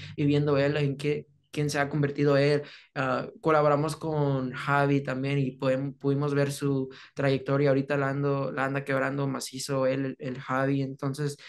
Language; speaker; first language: Spanish; early bilingual, heritage; Spanish